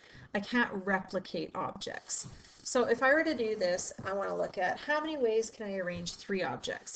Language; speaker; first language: English; native; English